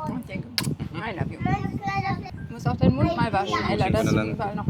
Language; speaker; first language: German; native; German